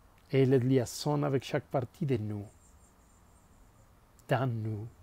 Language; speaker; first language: French; non-native, fluent; Spanish